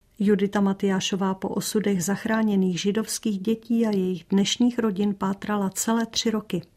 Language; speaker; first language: Czech; native; Czech